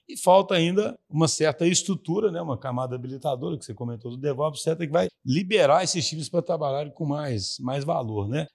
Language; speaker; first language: Portuguese; native; Portuguese